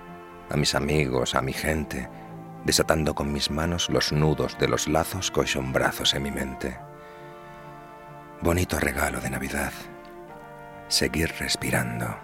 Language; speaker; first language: Spanish; native; Spanish